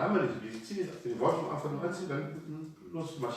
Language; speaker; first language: German; non-native, learner; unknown